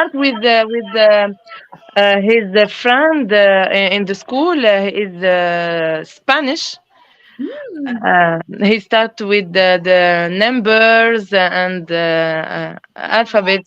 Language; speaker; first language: English; non-native, learner; French